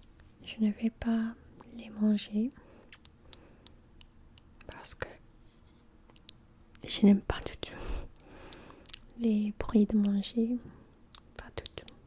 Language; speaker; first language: French; non-native, learner; English